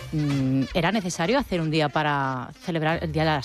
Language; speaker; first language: Spanish; native; Spanish